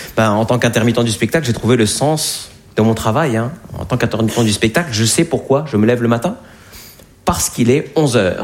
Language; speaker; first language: French; native; French